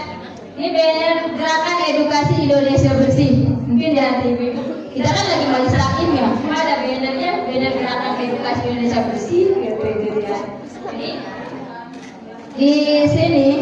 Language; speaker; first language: Indonesian; native; Indonesian